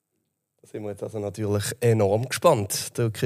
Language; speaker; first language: German; native; German